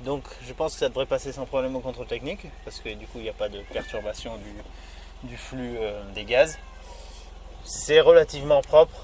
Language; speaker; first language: French; native; French